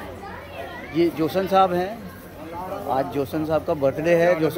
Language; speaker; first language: Hindi; native; Hindi